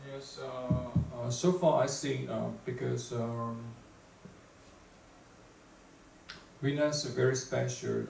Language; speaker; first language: English; non-native, fluent; Chinese